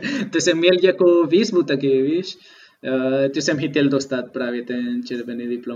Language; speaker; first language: Czech; non-native, fluent; Spanish